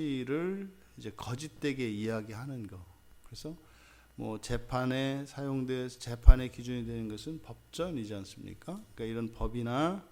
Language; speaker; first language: Korean; native; Korean